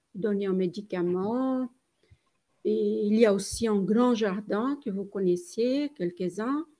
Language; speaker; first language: French; non-native, fluent; Portuguese